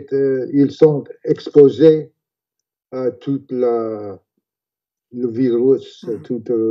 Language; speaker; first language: French; non-native, fluent; English